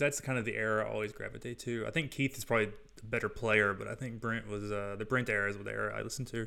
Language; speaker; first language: English; native; English